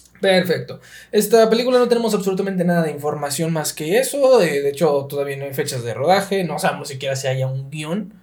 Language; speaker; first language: Spanish; native; Spanish